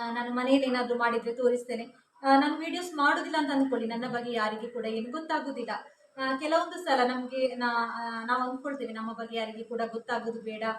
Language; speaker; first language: Kannada; non-native, local second language; Tulu